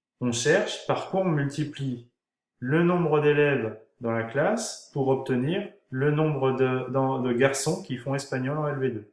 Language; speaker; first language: French; native; French